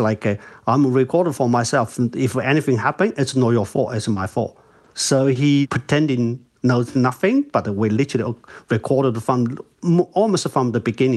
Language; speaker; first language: English; non-native, fluent; Chinese